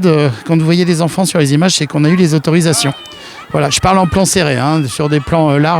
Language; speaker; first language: French; native; French